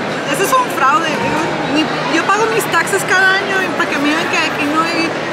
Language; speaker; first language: Spanish; early bilingual, heritage; Spanish